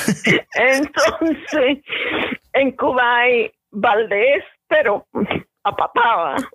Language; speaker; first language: Spanish; native; Spanish